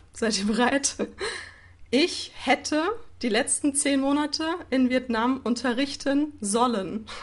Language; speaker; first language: German; native; German